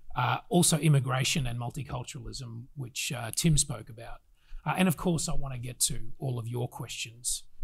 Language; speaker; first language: English; native; English